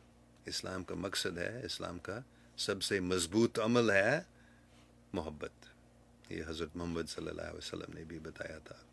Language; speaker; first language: Hindi; non-native, fluent; English